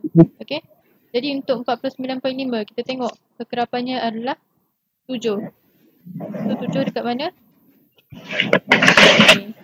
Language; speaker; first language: Malay; native; Malay